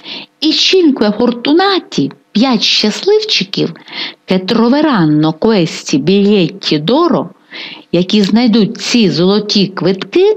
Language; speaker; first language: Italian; non-native, fluent; Ukrainian